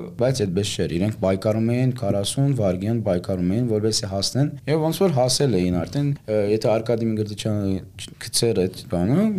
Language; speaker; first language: Armenian; early bilingual, heritage; Armenian